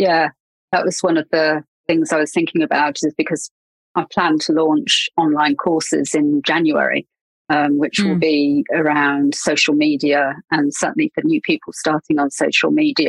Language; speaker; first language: English; native; English